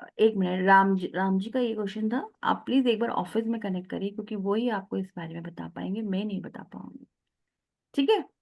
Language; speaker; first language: Hindi; native; Hindi